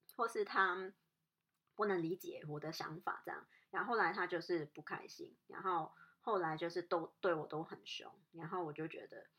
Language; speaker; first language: Chinese; non-native, local second language; Cantonese